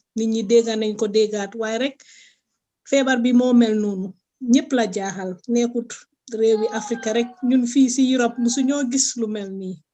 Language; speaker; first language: Wolof; non-native, local second language; Fula